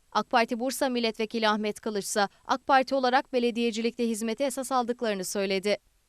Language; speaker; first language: Turkish; native; Turkish